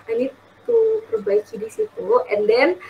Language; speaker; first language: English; non-native, fluent; Indonesian